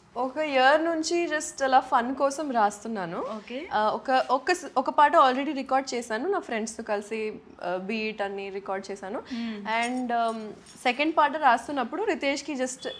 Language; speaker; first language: Telugu; non-native, local second language; Urdu